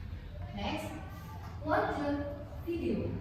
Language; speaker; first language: English; non-native, learner; Indonesian